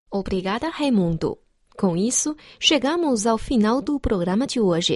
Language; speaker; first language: Portuguese; non-native, fluent; Chinese